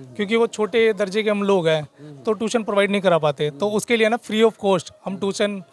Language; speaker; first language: Hindi; native; Hindi